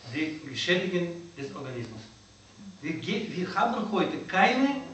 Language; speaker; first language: German; non-native, learner; Russian